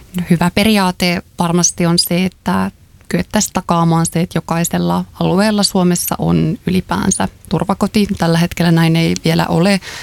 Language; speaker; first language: Finnish; native; Finnish